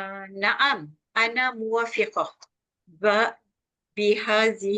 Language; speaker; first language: Arabic; non-native, learner; Malay